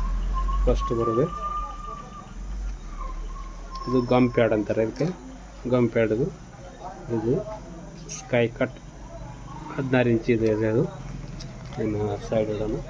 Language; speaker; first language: Kannada; native; Kannada